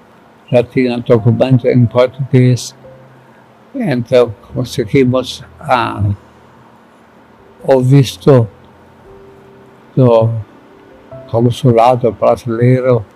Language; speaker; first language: Portuguese; non-native, fluent; German